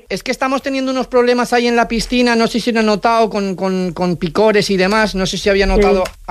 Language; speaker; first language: Spanish; native; Spanish